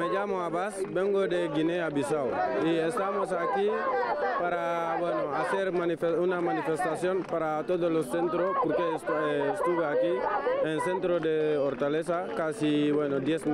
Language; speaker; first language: Spanish; non-native, learner; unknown